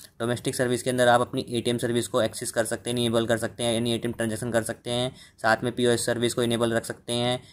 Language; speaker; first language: Hindi; native; Hindi